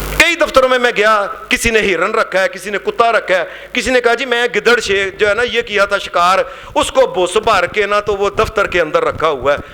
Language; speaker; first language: Urdu; non-native, local second language; Punjabi